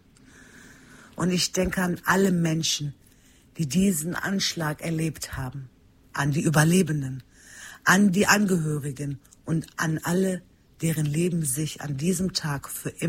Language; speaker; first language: German; early bilingual, other home language; Turkish